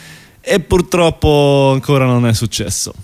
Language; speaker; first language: Italian; native; Italian